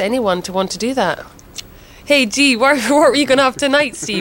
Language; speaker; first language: English; native; English